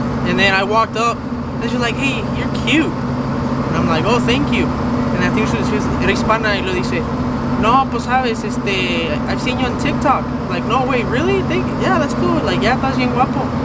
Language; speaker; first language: English; early bilingual, other home language; Spanish